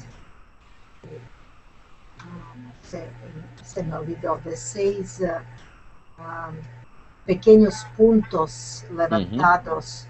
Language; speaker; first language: Spanish; non-native, learner; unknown